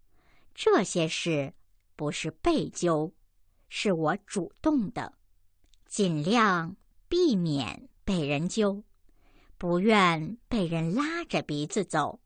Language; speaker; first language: Chinese; native; Chinese